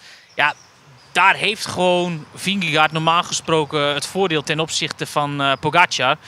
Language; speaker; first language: Dutch; native; Dutch